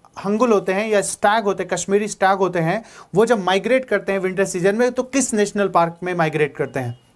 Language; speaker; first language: Hindi; native; Hindi